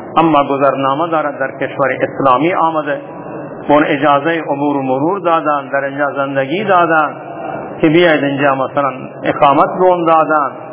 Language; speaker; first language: Persian; non-native, local second language; Baluchi